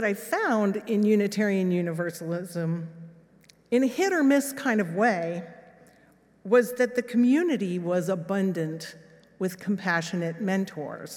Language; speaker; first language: English; native; English